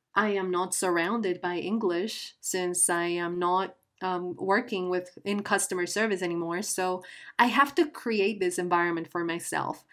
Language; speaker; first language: English; non-native, fluent; Spanish